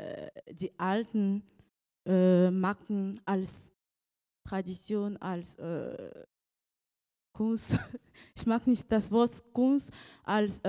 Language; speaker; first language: German; non-native, learner; French